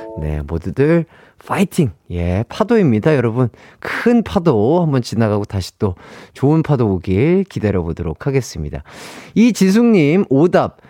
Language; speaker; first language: Korean; native; Korean